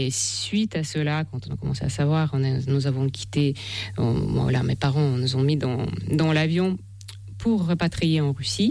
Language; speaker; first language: French; non-native, fluent; Russian